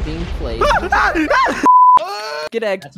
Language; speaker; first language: English; native; English